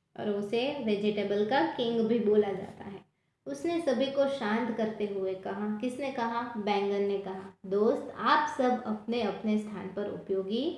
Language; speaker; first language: Hindi; non-native, local second language; Gujarati